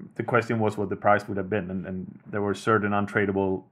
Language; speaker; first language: English; non-native, fluent; Swedish